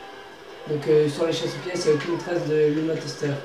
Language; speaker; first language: French; native; French